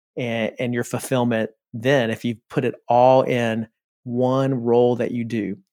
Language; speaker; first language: English; native; English